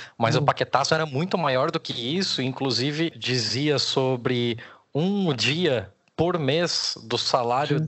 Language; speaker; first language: Portuguese; native; Portuguese